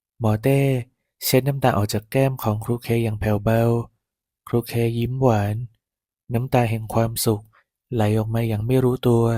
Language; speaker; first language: Thai; native; Thai